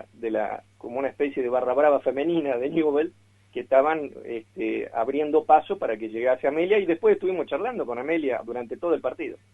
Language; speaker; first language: Spanish; native; Spanish